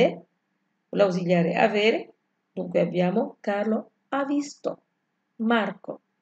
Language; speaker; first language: Italian; non-native, fluent; Arabic